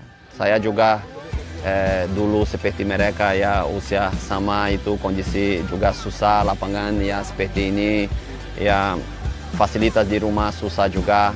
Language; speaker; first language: Indonesian; non-native, fluent; Portuguese